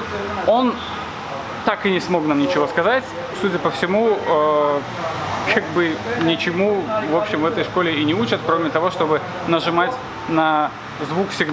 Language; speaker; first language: Russian; native; Russian